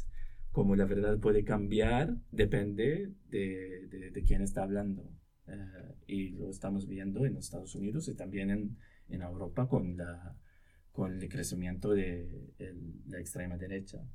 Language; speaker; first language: Spanish; non-native, local second language; Arabic